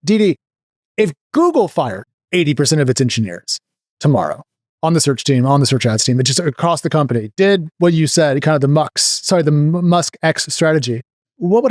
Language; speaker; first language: English; native; English